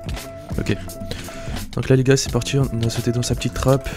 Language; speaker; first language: French; native; French